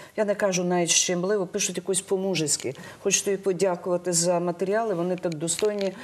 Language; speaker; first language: Ukrainian; native; Ukrainian